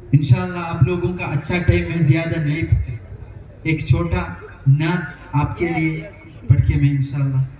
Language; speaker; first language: Urdu; non-native, local second language; Malayalam